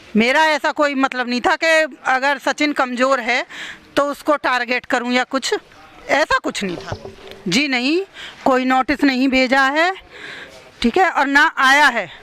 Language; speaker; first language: Hindi; native; Hindi